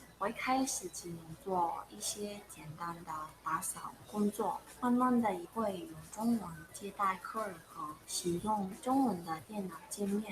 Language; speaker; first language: Chinese; non-native, fluent; Mongolian